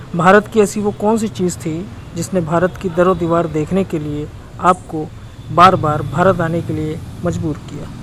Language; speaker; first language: Hindi; native; Hindi